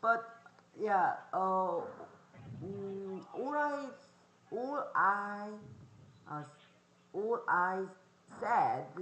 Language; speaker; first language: English; non-native, fluent; Korean